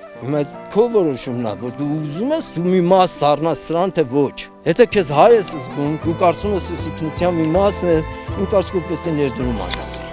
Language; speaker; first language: Armenian; early bilingual, heritage; Armenian